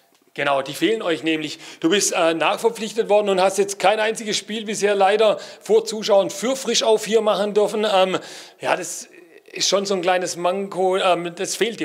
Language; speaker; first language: German; native; German